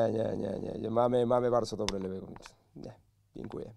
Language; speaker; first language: Polish; non-native, learner; Spanish